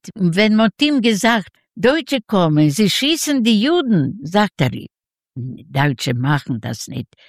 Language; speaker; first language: German; non-native, learner; Yiddish